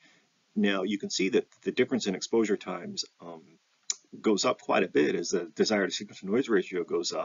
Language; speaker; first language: English; native; English